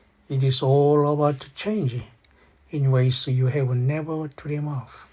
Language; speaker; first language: English; non-native, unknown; Korean